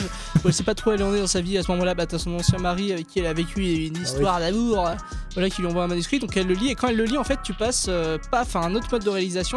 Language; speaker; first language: French; native; French